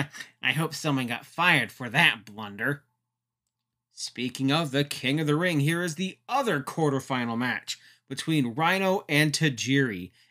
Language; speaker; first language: English; native; English